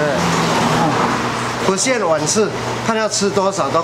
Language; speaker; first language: Chinese; native; Chinese